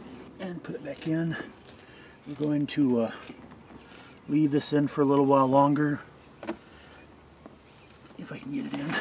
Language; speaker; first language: English; native; English